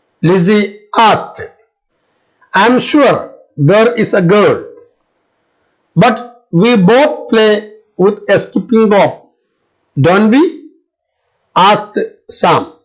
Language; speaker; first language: English; non-native, local second language; Malayalam